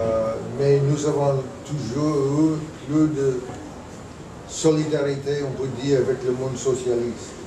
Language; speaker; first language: French; non-native, fluent; English